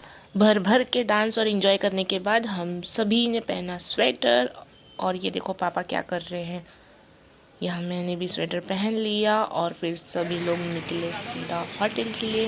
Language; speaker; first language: Hindi; native; Hindi